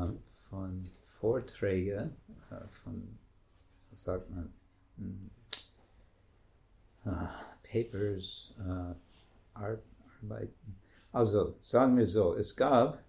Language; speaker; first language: German; non-native, fluent; English